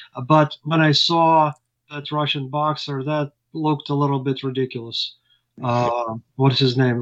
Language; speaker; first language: English; non-native, fluent; Ukrainian